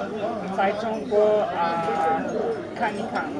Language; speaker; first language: Chinese; non-native, learner; French